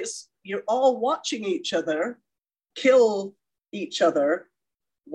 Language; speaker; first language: English; native; English